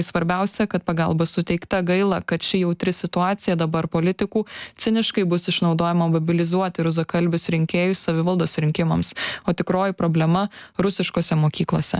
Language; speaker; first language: Lithuanian; native; Lithuanian